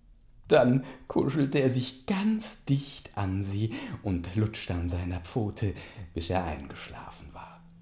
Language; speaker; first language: German; native; German